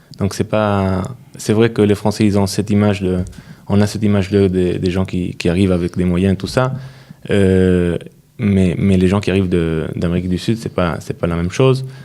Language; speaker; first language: French; non-native, fluent; Spanish